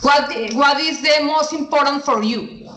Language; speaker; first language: English; non-native, learner; Spanish